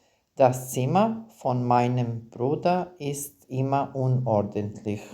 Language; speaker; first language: German; non-native, fluent; Serbian